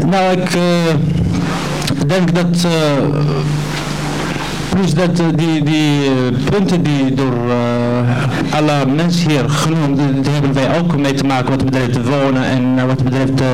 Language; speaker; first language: Dutch; non-native, learner; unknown